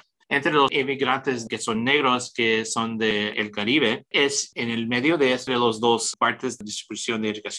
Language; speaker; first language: Spanish; early bilingual, heritage; English